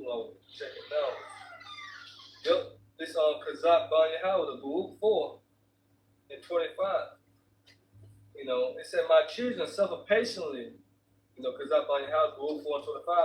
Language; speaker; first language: English; native; English